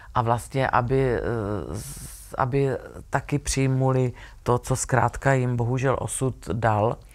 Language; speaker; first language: Czech; native; Czech